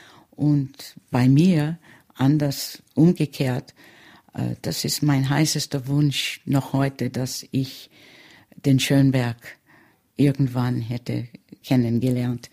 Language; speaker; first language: German; early bilingual, heritage; German